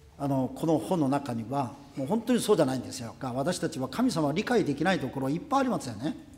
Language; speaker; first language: Japanese; non-native, fluent; Korean